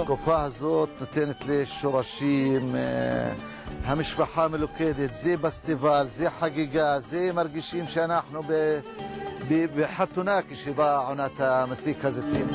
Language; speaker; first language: Hebrew; non-native, local second language; Arabic